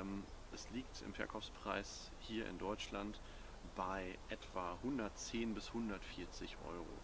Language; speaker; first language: German; native; German